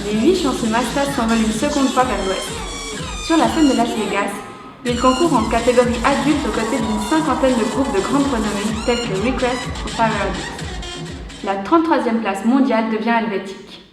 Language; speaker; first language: French; native; French